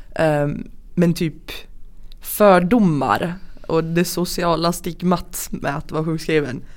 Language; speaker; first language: Swedish; native; Swedish